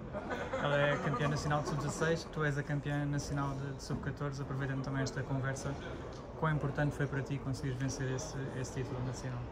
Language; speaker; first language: Portuguese; native; Portuguese